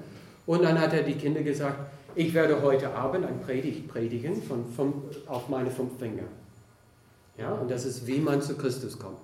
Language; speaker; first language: German; non-native, fluent; English